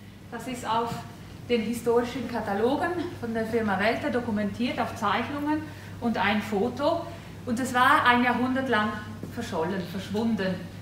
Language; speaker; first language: German; native; German